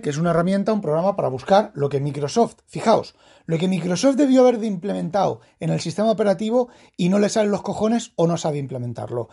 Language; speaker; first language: Spanish; native; Spanish